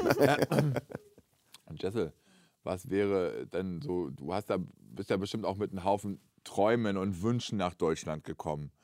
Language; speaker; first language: German; native; German